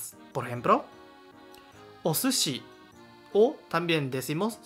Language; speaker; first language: Spanish; non-native, learner; Japanese